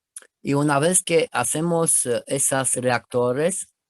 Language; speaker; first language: Spanish; non-native, learner; Romanian